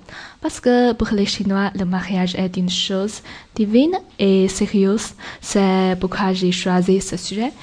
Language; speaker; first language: French; non-native, learner; Chinese